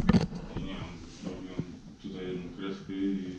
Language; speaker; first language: Polish; early bilingual, heritage; Polish